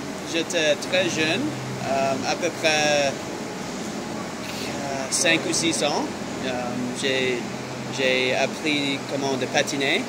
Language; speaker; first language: French; non-native, learner; English